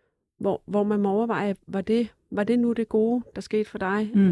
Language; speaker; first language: Danish; native; Danish